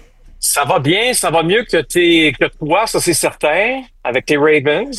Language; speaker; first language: French; native; French